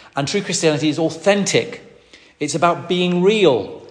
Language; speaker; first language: English; native; English